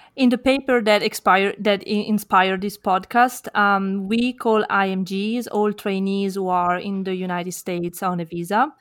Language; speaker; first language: English; non-native, fluent; Italian